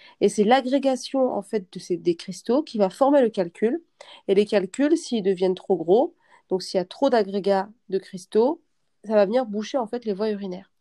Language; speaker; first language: French; native; French